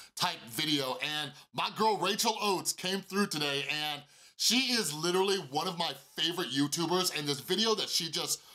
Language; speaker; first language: English; native; English